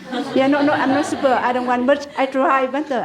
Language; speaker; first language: English; non-native, learner; Vietnamese